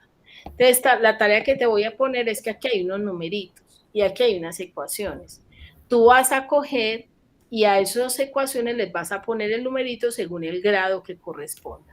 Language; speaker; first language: Spanish; native; Spanish